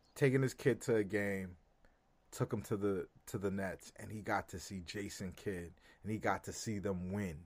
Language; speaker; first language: English; native; English